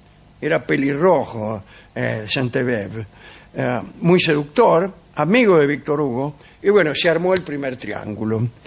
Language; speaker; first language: Spanish; native; Spanish